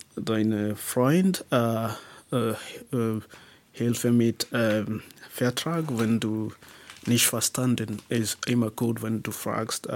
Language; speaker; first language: German; non-native, learner; English